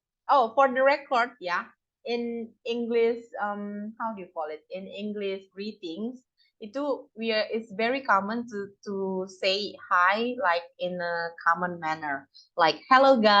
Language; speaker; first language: English; non-native, fluent; Indonesian